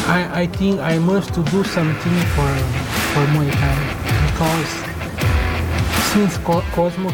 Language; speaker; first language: English; non-native, learner; Portuguese